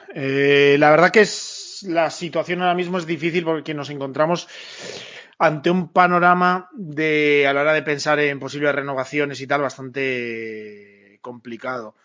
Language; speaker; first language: Spanish; native; Spanish